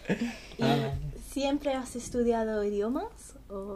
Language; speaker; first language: Spanish; non-native, learner; English